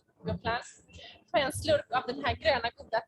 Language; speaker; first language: Swedish; native; Swedish